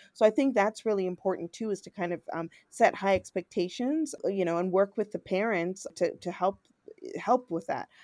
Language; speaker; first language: English; native; English